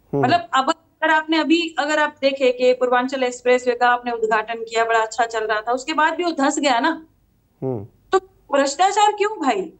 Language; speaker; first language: Hindi; non-native, local second language; Gujarati